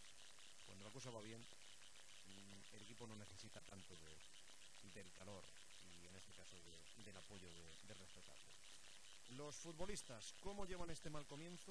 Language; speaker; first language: Spanish; native; Spanish